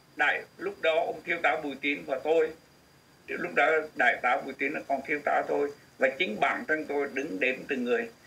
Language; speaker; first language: Vietnamese; native; Vietnamese